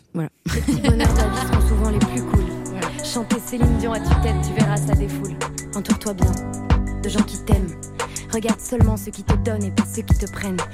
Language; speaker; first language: French; native; French